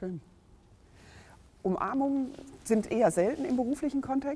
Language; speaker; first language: German; native; German